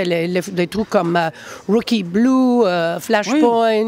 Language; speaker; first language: French; non-native, fluent; English